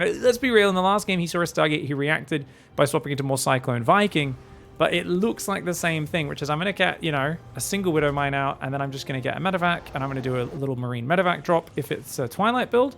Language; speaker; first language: English; native; English